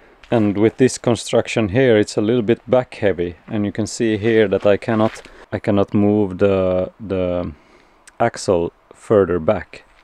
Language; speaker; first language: English; non-native, fluent; Swedish